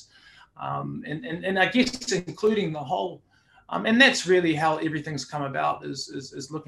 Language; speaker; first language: English; native; English